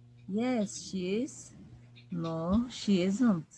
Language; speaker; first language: English; non-native, learner; Turkish